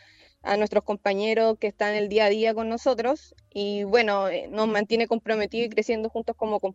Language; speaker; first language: Spanish; native; Spanish